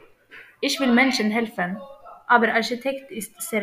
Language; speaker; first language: German; non-native, learner; Swedish